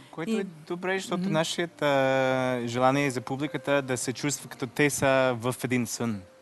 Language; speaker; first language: Bulgarian; non-native, learner; English